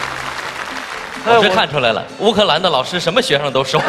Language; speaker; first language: Chinese; native; Chinese